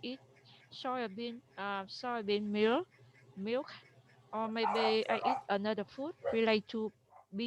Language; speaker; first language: English; non-native, learner; Vietnamese